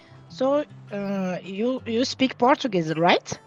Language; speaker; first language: English; non-native, learner; Portuguese